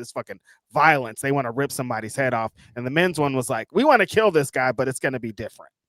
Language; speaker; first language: English; native; English